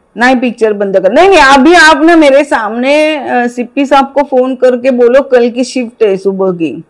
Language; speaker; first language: Hindi; non-native, local second language; Marathi